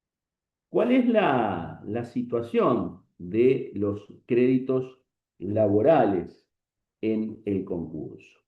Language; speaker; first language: Spanish; native; Spanish